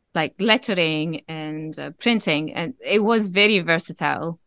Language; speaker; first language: English; non-native, fluent; French